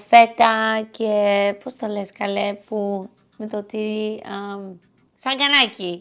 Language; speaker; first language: Greek; early bilingual, heritage; English